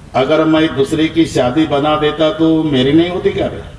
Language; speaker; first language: Hindi; non-native, local second language; Marathi